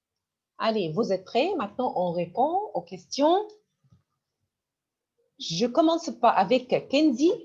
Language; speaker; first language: French; non-native, fluent; Arabic